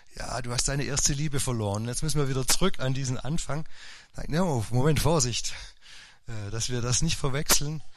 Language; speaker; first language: German; native; German